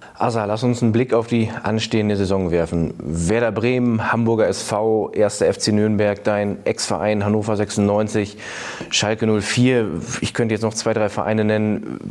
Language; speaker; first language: German; native; German